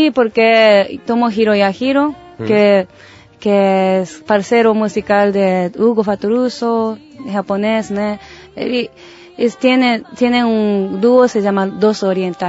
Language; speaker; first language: Spanish; non-native, learner; Japanese